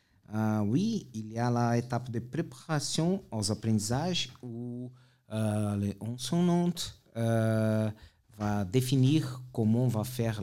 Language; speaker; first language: French; non-native, fluent; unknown